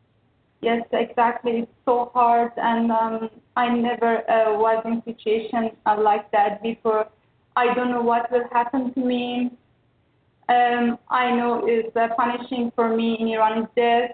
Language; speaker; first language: English; non-native, learner; Persian